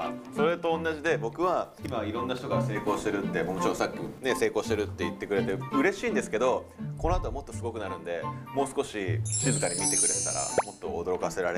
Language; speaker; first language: Japanese; native; Japanese